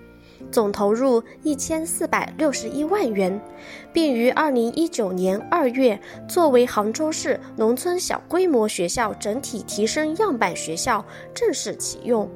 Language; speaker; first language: Chinese; native; Chinese